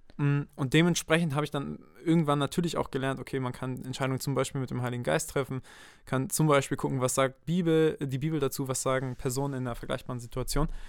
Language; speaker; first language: German; native; German